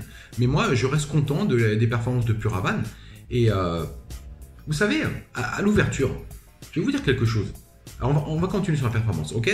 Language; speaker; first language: French; native; French